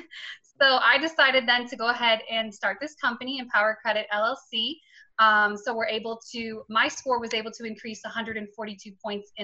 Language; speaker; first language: English; native; English